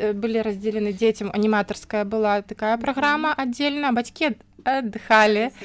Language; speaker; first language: Belarusian; native; Belarusian